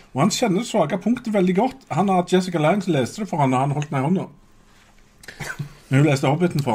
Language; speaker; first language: Norwegian; native; Norwegian